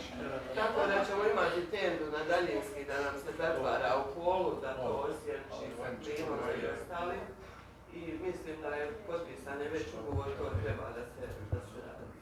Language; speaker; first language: Bosnian; native; Bosnian